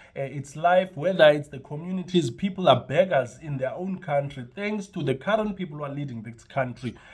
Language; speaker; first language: English; non-native, local second language; Xhosa